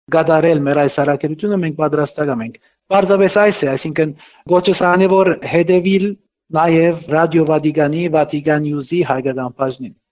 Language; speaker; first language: Armenian; early bilingual, heritage; Armenian